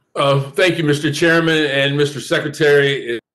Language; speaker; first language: English; native; English